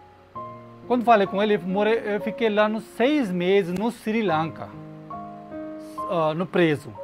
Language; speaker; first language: Portuguese; non-native, learner; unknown